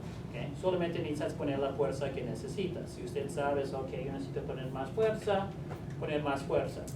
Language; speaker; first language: Spanish; non-native, learner; English